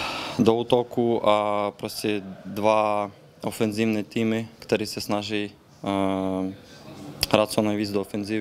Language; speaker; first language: Czech; non-native, fluent; Ukrainian